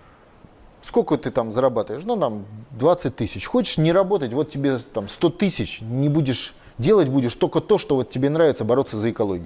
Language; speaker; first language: Russian; native; Russian